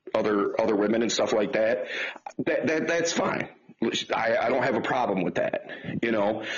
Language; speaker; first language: English; native; English